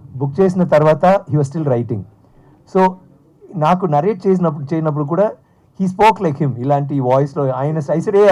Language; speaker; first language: Telugu; non-native, fluent; Tamil